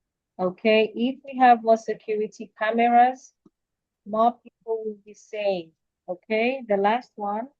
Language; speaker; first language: English; non-native, fluent; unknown